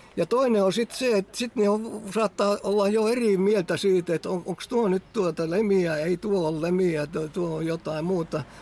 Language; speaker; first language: Finnish; native; Finnish